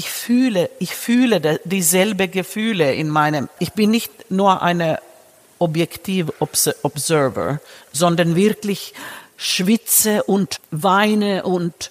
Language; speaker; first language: German; non-native, fluent; Finnish